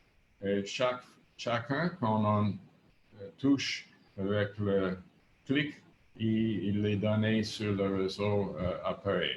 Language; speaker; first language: French; non-native, fluent; English